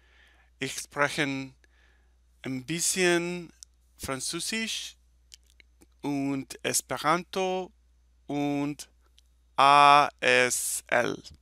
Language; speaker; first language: German; non-native, learner; Spanish